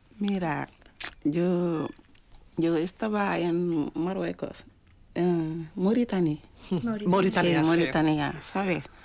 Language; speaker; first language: Spanish; non-native, learner; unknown